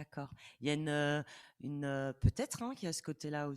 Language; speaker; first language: French; native; French